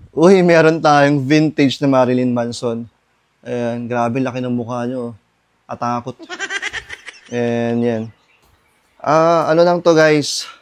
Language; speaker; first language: Filipino; non-native, local second language; Iloko